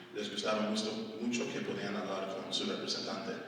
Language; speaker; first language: Spanish; non-native, fluent; English